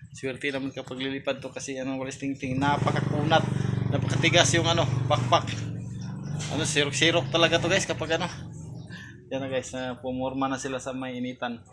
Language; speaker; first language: Filipino; non-native, local second language; Cebuano